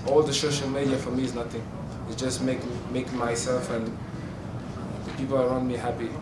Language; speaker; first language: English; non-native, fluent; French